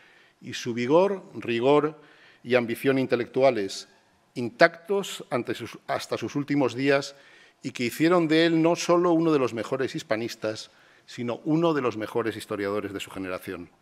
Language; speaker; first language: Spanish; native; Spanish